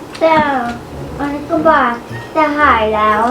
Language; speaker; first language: Thai; early bilingual, heritage; Thai